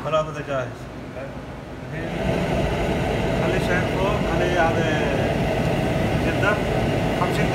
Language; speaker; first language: Arabic; non-native, learner; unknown